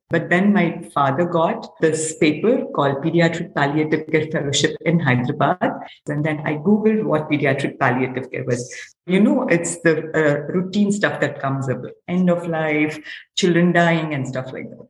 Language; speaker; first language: English; non-native, local second language; Telugu